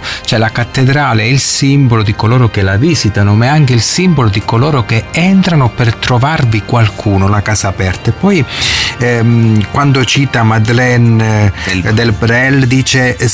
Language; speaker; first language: Italian; native; Italian